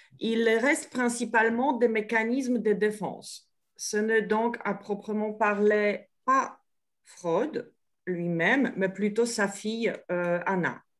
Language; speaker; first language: French; non-native, fluent; Polish